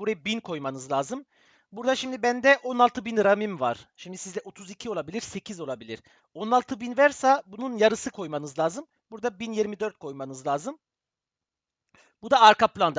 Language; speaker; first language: Turkish; early bilingual, heritage; Turkish